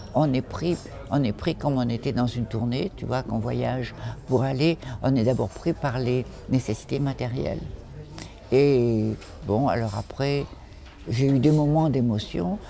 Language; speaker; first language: French; native; French